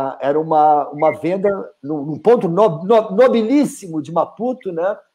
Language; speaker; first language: Portuguese; native; Portuguese